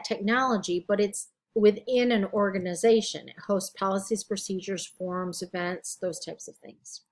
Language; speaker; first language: English; native; English